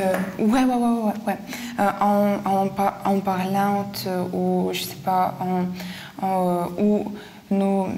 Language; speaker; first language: French; non-native, fluent; Lithuanian